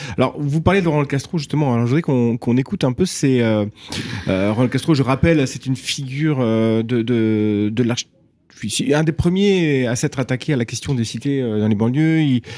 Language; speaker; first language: French; native; French